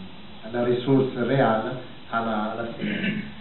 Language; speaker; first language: French; non-native, fluent; Italian